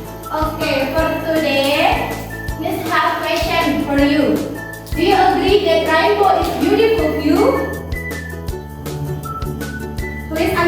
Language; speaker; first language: English; non-native, local second language; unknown